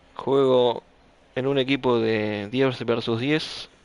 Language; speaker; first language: Spanish; native; Spanish